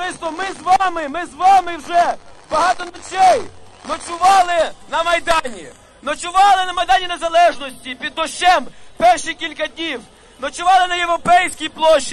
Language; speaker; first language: Ukrainian; native; Ukrainian